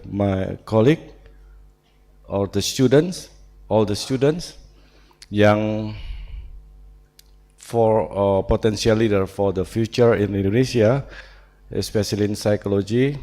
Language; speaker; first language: English; non-native, learner; Indonesian